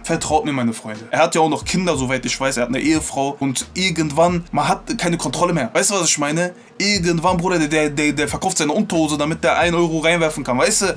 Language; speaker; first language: German; native; German